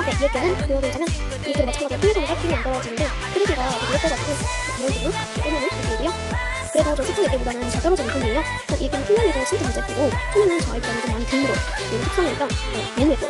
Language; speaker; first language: Korean; native; Korean